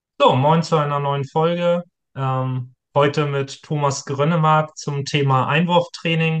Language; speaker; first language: German; native; German